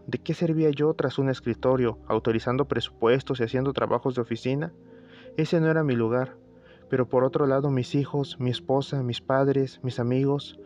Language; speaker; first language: Spanish; native; Spanish